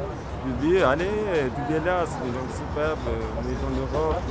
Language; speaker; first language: French; non-native, fluent; Albanian